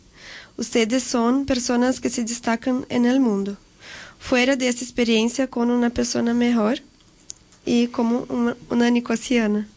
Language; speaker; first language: Spanish; non-native, learner; Portuguese